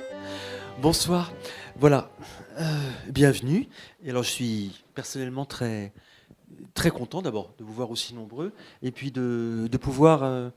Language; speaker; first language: French; native; French